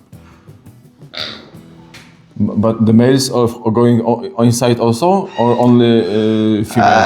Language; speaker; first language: English; non-native, learner; Polish